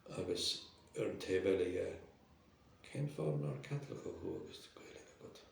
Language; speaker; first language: Irish; non-native, local second language; English